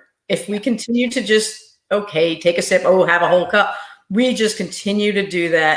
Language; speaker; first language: English; native; English